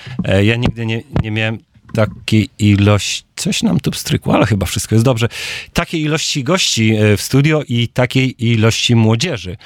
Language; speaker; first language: Polish; native; Polish